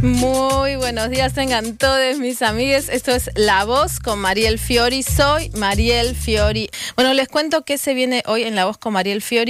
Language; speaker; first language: Spanish; native; Spanish